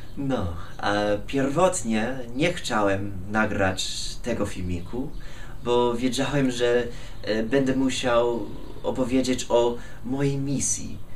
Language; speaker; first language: Polish; non-native, fluent; English